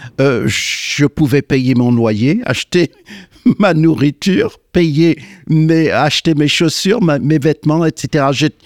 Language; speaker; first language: French; non-native, fluent; English